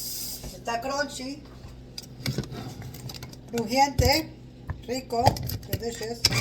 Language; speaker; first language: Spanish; early bilingual, heritage; Spanish